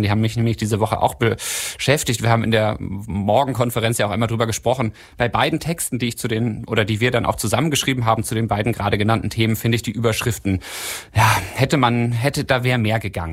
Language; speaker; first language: German; native; German